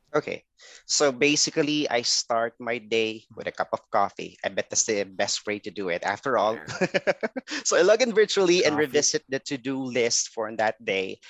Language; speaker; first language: English; non-native, local second language; Filipino